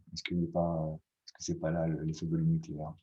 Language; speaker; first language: French; native; French